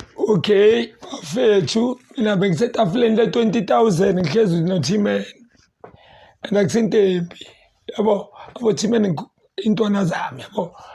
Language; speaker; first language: Zulu; native; Zulu